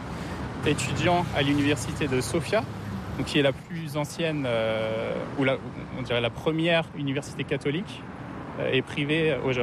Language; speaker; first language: French; native; French